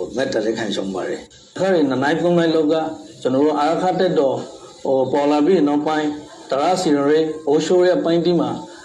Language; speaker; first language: Burmese; non-native, local second language; Rohingya